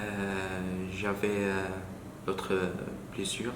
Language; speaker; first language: French; non-native, learner; Arabic